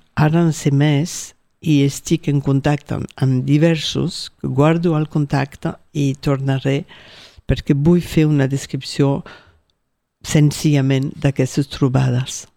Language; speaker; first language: Catalan; non-native, local second language; French